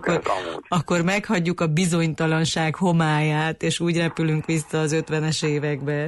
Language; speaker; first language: Hungarian; native; Hungarian